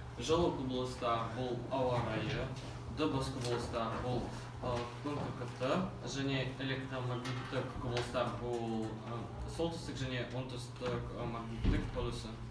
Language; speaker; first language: Kazakh; non-native, local second language; Russian